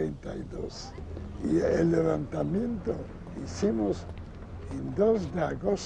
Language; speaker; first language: Spanish; non-native, learner; Yiddish